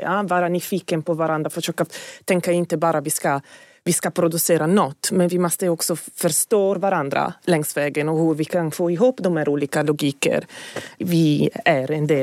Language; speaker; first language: Swedish; non-native, fluent; Italian